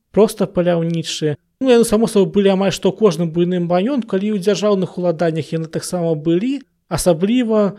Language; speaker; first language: Belarusian; non-native, local second language; Russian